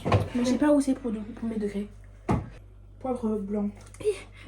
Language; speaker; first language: French; native; French